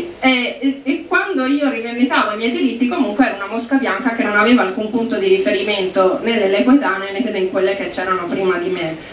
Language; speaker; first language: Italian; native; Italian